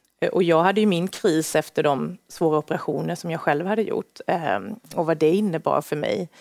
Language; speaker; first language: Swedish; native; Swedish